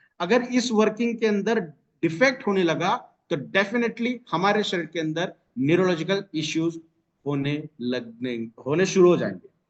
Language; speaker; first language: Hindi; non-native, local second language; Marathi